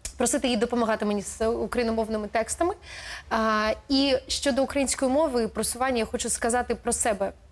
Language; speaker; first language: Ukrainian; non-native, local second language; Russian